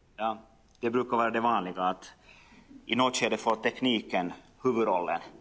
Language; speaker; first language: Swedish; native; Swedish